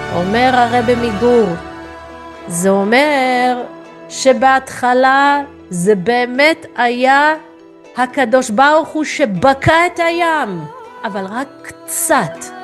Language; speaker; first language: Hebrew; non-native, fluent; English